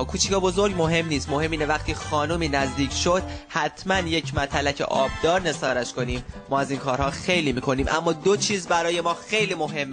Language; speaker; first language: Persian; native; Persian